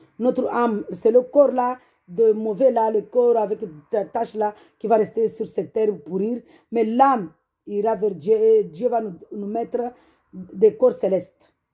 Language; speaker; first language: French; non-native, local second language; Comorian